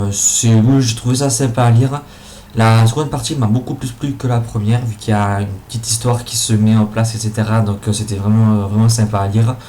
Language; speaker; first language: French; native; French